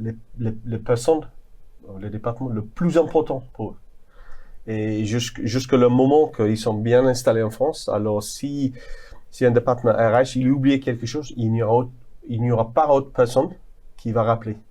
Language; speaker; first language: French; non-native, fluent; English